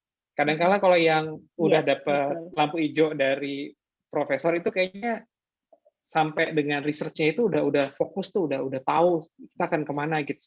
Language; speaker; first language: Indonesian; native; Indonesian